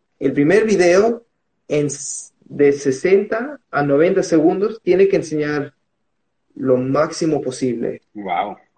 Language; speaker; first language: Spanish; early bilingual, heritage; Spanish